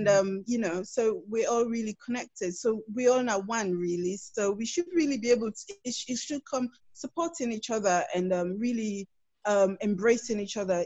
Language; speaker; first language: English; non-native, local second language; Krio